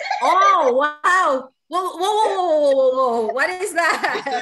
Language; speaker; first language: English; non-native, fluent; Indonesian